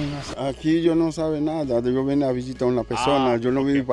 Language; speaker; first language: Spanish; non-native, learner; Haitian Creole